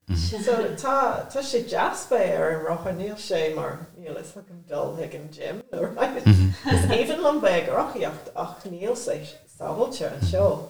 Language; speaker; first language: Irish; non-native, local second language; English